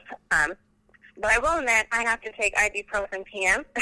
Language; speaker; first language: English; native; English